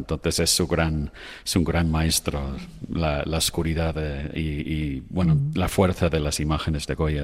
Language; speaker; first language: Spanish; non-native, fluent; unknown